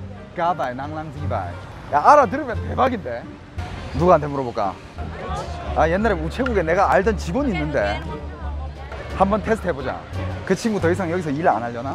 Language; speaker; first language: Korean; native; Korean